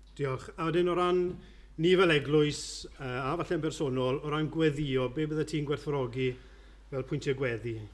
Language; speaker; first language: Welsh; native; Welsh